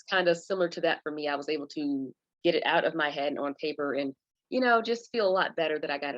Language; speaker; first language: English; native; English